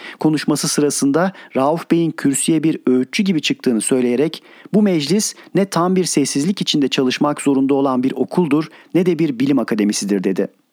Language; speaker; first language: Turkish; native; Turkish